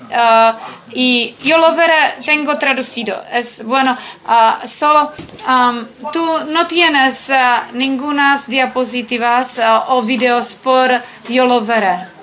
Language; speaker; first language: Spanish; non-native, learner; Czech